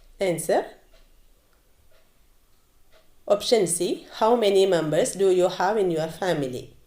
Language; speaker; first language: English; non-native, local second language; Malayalam